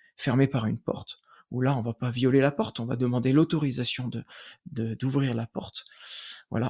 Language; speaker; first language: French; native; French